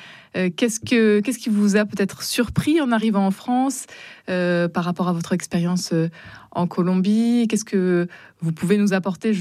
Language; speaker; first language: French; native; French